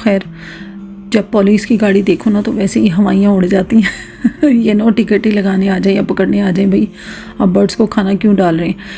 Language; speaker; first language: Urdu; native; Urdu